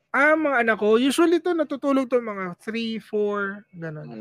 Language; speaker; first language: Filipino; non-native, local second language; Cebuano